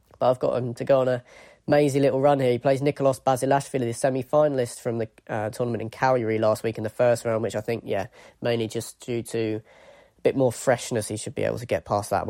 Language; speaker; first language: English; native; English